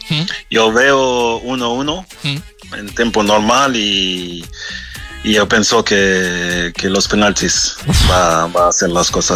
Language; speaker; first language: Spanish; non-native, fluent; French